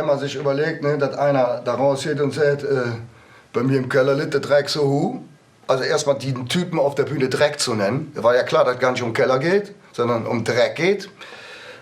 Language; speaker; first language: German; native; German